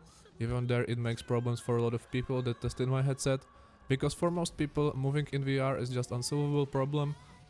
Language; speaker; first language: English; non-native, fluent; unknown